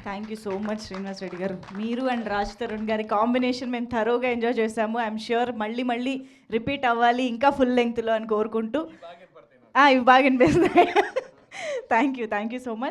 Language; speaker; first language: Telugu; native; Telugu